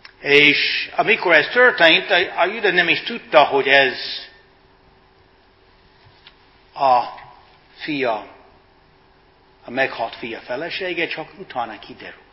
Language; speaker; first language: Hungarian; non-native, fluent; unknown